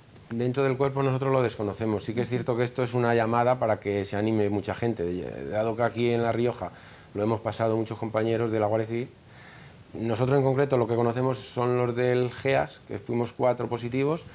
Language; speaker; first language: Spanish; native; Spanish